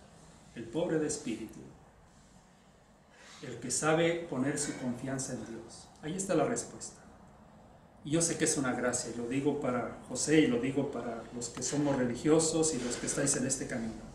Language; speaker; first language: Spanish; native; Spanish